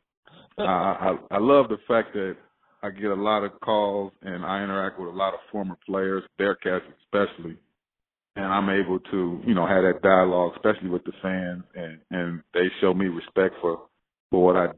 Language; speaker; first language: English; native; English